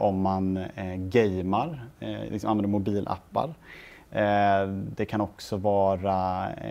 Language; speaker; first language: Swedish; native; Swedish